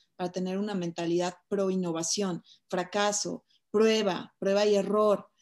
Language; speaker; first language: Spanish; native; Spanish